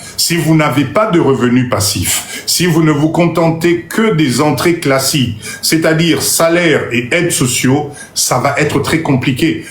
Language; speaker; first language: French; non-native, local second language; Lingala